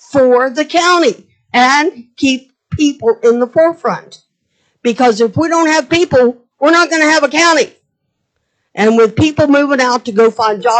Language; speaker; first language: English; native; English